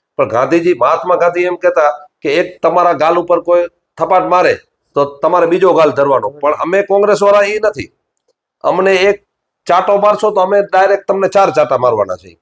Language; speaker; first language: Gujarati; native; Gujarati